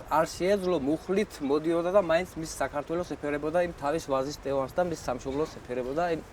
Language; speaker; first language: Georgian; native; Georgian